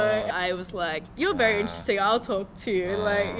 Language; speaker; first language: English; non-native, fluent; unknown